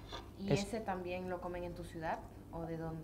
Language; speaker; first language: Spanish; native; Spanish